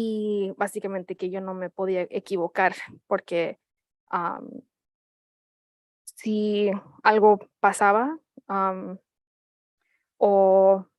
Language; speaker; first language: Spanish; early bilingual, heritage; Spanish